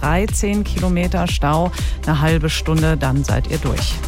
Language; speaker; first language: German; native; German